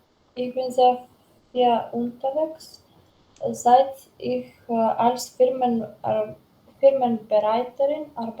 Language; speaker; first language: German; non-native, learner; Macedonian